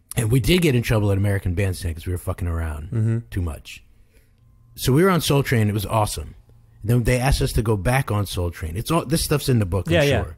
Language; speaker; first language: English; native; English